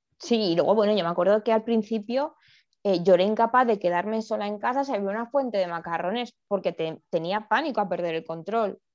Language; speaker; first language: Spanish; native; Spanish